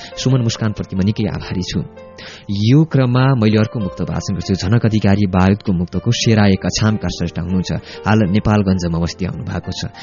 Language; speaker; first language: Nepali; native; Nepali